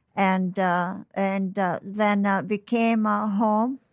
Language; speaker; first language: English; non-native, fluent; Uzbek